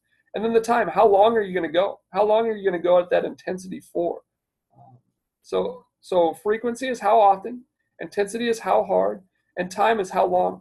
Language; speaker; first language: English; native; English